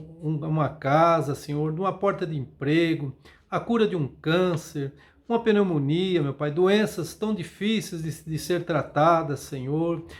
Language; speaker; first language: Portuguese; native; Portuguese